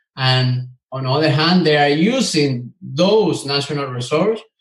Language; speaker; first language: English; non-native, learner; Spanish